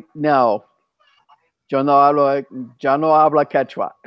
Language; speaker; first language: Spanish; non-native, fluent; English